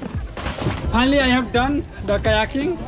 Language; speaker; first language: English; non-native, local second language; Hindi